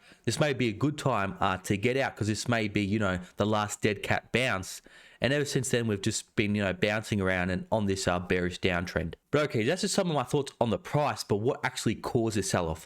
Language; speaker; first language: English; native; English